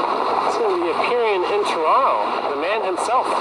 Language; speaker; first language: English; native; English